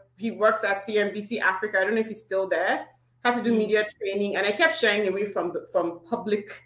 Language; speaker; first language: English; non-native, local second language; Igbo